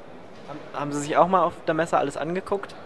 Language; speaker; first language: German; native; German